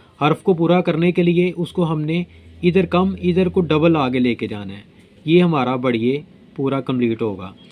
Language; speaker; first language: Urdu; non-native, local second language; Punjabi